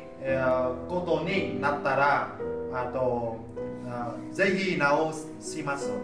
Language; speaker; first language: Japanese; non-native, learner; Nepali